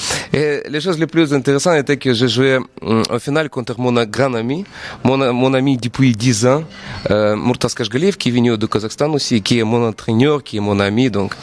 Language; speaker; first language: French; non-native, fluent; Russian